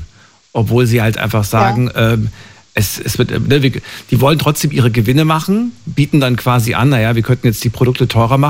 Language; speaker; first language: German; native; German